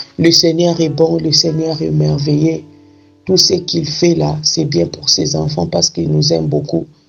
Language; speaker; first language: French; non-native, local second language; Lingala